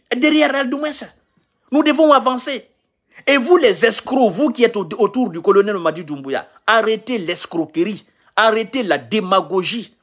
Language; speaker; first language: French; non-native, local second language; Mandingo